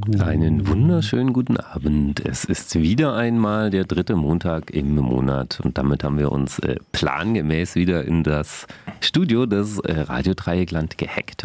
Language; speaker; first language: German; native; German